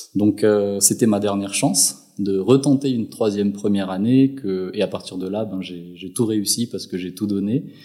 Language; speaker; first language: French; non-native, local second language; Malagasy